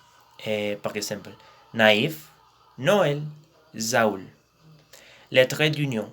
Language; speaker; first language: French; non-native, learner; Spanish